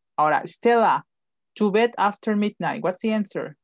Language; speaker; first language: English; non-native, fluent; Spanish